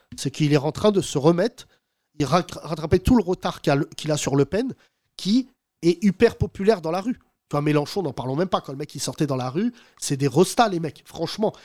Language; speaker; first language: French; early bilingual, other home language; Arabic